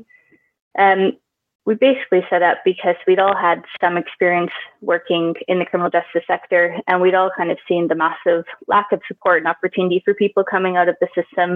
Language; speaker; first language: English; native; English